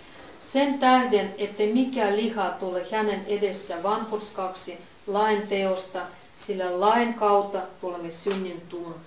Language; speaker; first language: Finnish; non-native, fluent; Russian